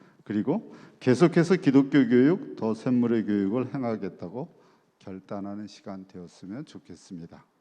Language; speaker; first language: Korean; native; Korean